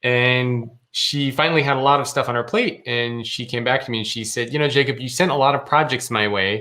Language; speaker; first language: English; native; English